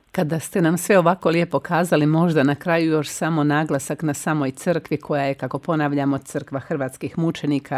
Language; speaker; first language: Croatian; native; Croatian